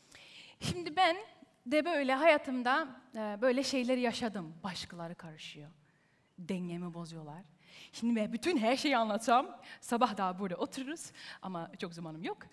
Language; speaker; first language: Turkish; early bilingual, heritage; Turkish